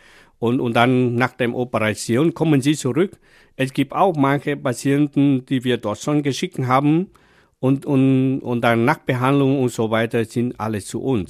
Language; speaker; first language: German; non-native, fluent; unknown